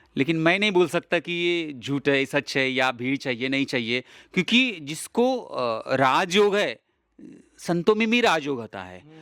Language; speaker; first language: Hindi; non-native, local second language; Marathi